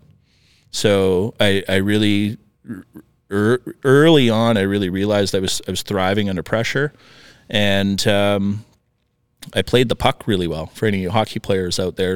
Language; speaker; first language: English; native; English